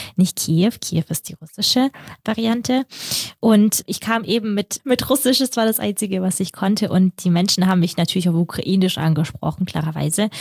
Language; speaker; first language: German; early bilingual, other home language; Russian